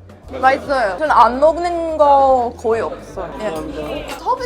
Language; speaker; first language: Korean; non-native, fluent; English